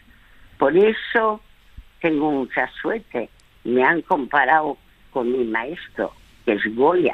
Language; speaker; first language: Spanish; early bilingual, other home language; French